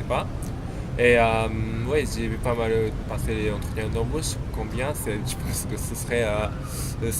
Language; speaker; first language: French; non-native, learner; Japanese